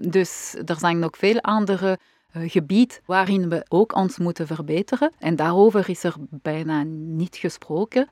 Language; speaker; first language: Dutch; non-native, local second language; French